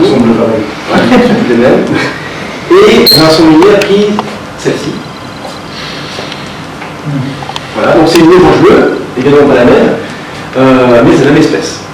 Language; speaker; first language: French; native; French